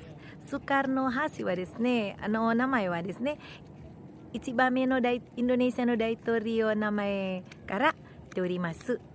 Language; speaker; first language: Japanese; non-native, learner; Indonesian